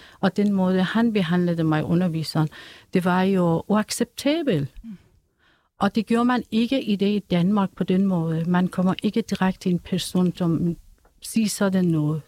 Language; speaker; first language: Danish; non-native, fluent; Persian